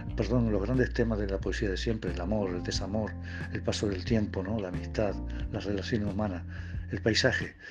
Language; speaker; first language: Spanish; native; Spanish